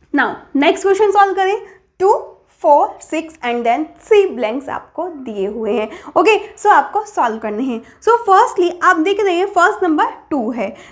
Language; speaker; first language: Hindi; native; Hindi